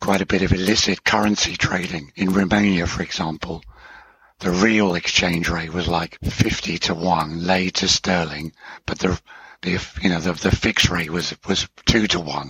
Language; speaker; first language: English; native; English